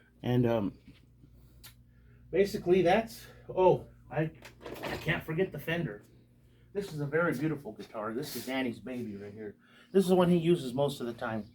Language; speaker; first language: English; native; English